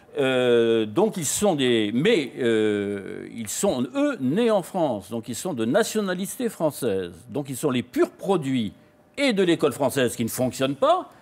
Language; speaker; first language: French; native; French